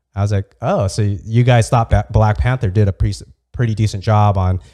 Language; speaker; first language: English; native; English